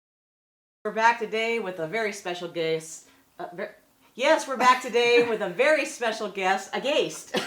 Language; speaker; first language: English; native; English